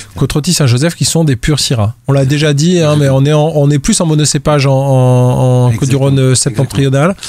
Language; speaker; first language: French; native; French